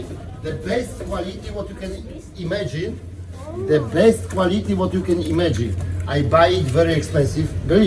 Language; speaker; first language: English; non-native, learner; Polish